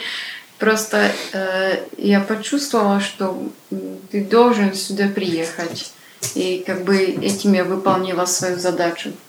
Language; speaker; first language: Russian; non-native, learner; Slovak